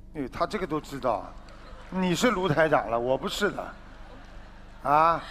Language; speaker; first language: Chinese; native; Chinese